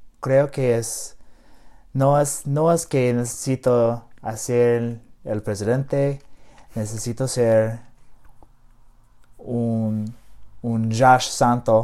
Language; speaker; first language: Spanish; non-native, learner; English